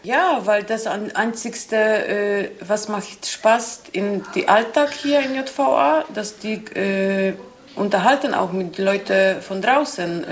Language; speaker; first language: German; non-native, learner; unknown